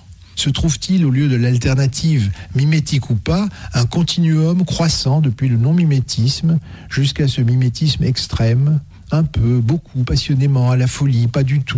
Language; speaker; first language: French; native; French